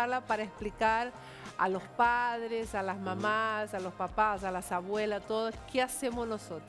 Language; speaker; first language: Spanish; non-native, fluent; Portuguese